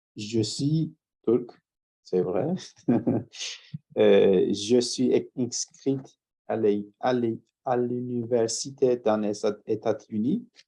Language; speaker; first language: French; non-native, learner; Turkish